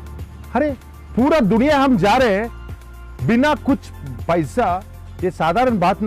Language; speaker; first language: Hindi; non-native, local second language; Tamil